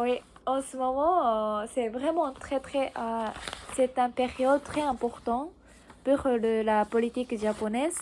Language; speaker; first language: French; non-native, learner; Japanese